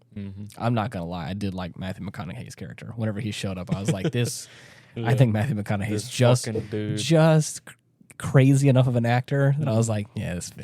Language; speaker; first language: English; native; English